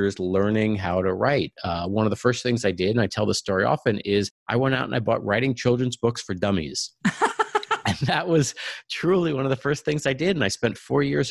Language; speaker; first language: English; native; English